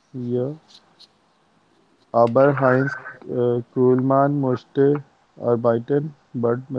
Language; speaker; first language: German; non-native, learner; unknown